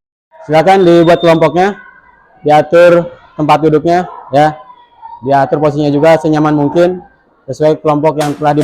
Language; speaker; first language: Indonesian; native; Indonesian